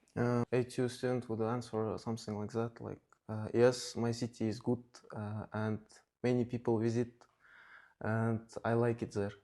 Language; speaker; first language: English; non-native, fluent; Kazakh